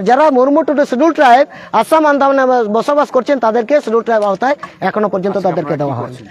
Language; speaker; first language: Bangla; non-native, local second language; Santali